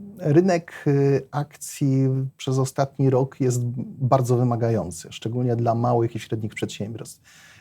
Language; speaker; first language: Polish; native; Polish